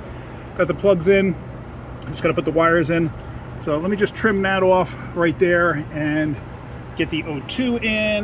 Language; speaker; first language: English; native; English